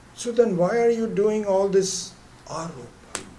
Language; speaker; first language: English; non-native, local second language; Hindi